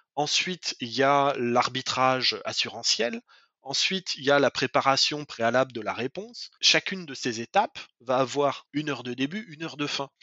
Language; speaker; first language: French; native; French